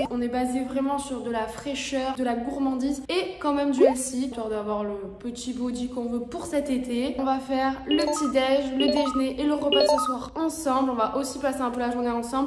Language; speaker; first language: French; native; French